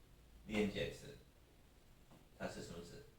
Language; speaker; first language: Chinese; non-native, fluent; English